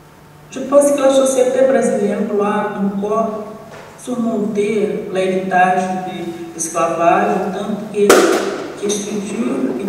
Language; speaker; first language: French; non-native, learner; Portuguese